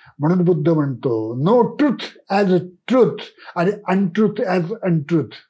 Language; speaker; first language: Marathi; native; Marathi